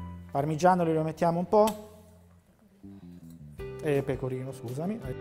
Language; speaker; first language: Italian; native; Italian